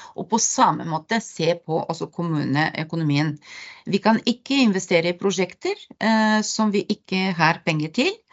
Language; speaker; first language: Norwegian; non-native, fluent; Bulgarian